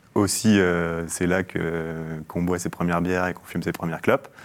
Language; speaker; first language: French; native; French